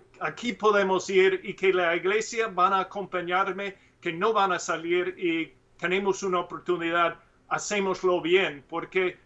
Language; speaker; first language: Spanish; non-native, learner; English